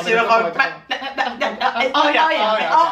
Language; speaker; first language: Dutch; native; Dutch